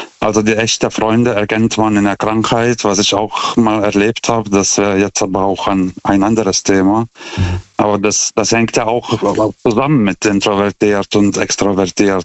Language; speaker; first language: German; non-native, fluent; Lithuanian